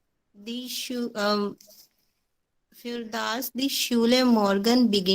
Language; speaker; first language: German; non-native, learner; Hindi